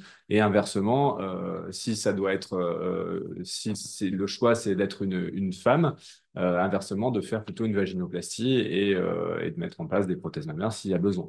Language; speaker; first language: French; native; French